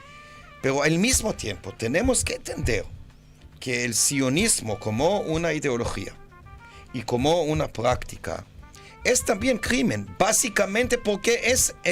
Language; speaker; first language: Spanish; non-native, fluent; Hebrew